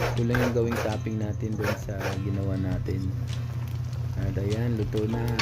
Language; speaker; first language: Filipino; non-native, local second language; Cebuano